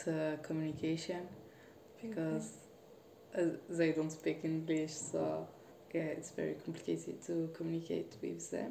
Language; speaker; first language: English; non-native, learner; French